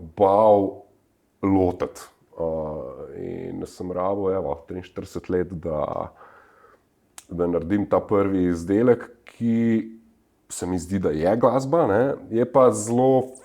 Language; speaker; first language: Slovenian; native; Slovenian